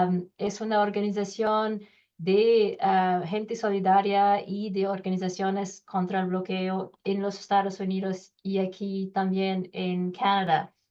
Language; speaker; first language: Spanish; non-native, learner; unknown